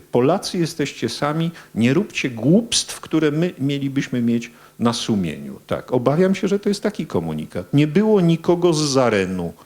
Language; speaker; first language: Polish; native; Polish